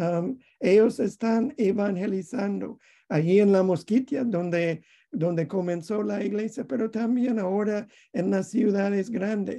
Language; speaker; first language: Spanish; non-native, fluent; English